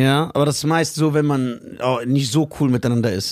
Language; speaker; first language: German; early bilingual, other home language; Persian